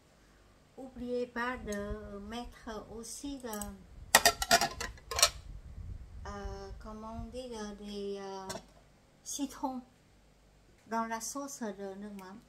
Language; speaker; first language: French; non-native, fluent; Vietnamese